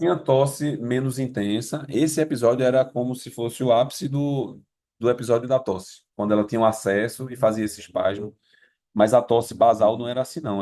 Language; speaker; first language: Portuguese; native; Portuguese